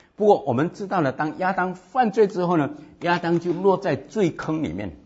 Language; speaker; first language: Chinese; native; Chinese